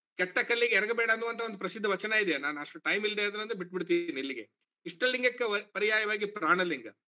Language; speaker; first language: Kannada; native; Kannada